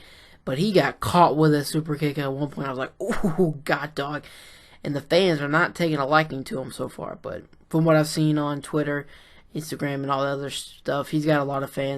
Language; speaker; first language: English; native; English